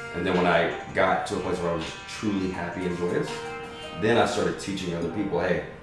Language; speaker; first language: English; native; English